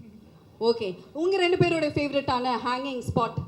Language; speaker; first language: Tamil; native; Tamil